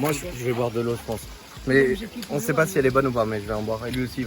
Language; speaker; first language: French; native; French